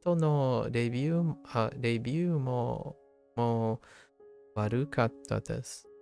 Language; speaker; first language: Japanese; non-native, learner; English